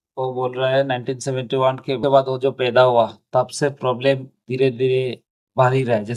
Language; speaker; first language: Hindi; non-native, local second language; Bangla